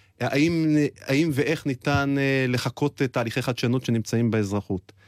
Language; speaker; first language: Hebrew; native; Hebrew